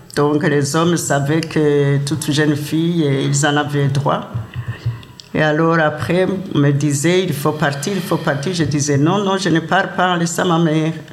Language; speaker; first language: French; non-native, local second language; Rundi